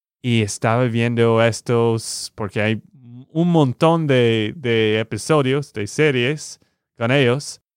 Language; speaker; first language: Spanish; non-native, learner; English